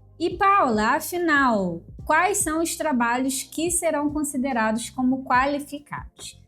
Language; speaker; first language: Portuguese; native; Portuguese